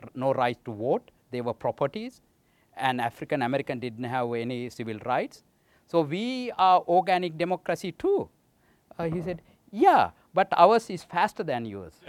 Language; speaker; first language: English; non-native, local second language; Sinhala